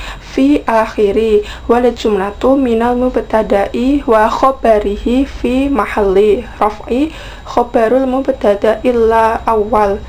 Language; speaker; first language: Arabic; non-native, learner; Indonesian